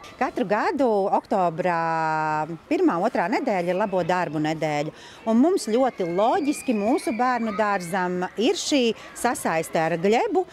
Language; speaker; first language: Latvian; native; Latvian